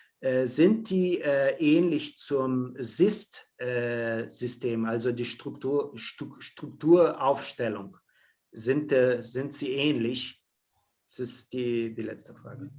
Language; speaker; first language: German; non-native, fluent; Portuguese